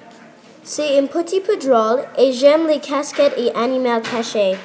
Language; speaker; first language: French; non-native, learner; English